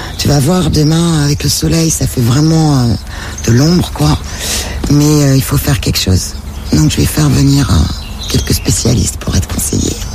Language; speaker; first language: French; native; French